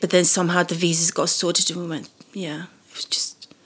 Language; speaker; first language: English; early bilingual, other home language; Persian